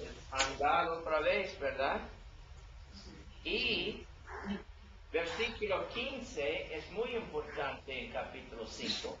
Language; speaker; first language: Spanish; non-native, learner; English